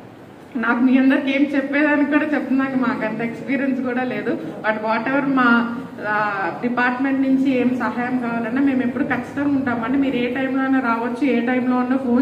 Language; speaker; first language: Telugu; native; Telugu